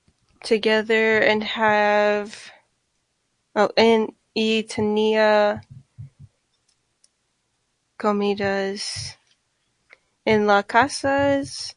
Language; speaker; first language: Spanish; non-native, learner; English